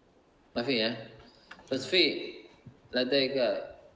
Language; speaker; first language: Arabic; non-native, fluent; Indonesian